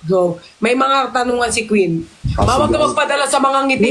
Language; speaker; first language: Filipino; native; Filipino